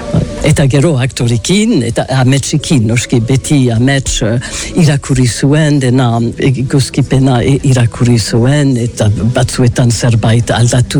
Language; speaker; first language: Basque; non-native, learner; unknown